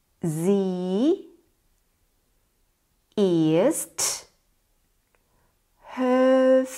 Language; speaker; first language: German; non-native, fluent; Thai